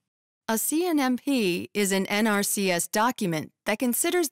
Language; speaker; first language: English; native; English